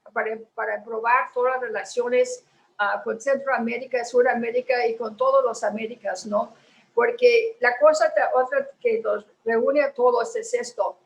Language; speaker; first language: Spanish; early bilingual, heritage; Spanish